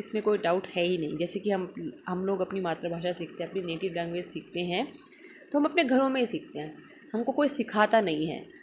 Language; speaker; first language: Hindi; non-native, local second language; Marathi